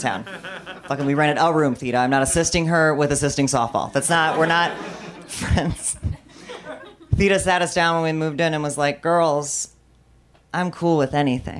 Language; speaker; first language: English; native; English